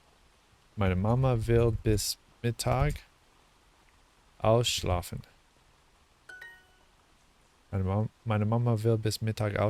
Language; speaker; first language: German; non-native, learner; English